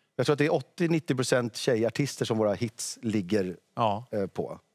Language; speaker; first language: Swedish; native; Swedish